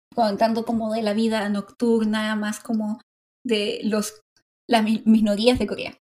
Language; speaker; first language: Spanish; native; Spanish